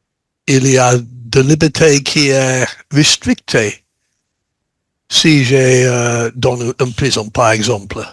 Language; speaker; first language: French; non-native, learner; English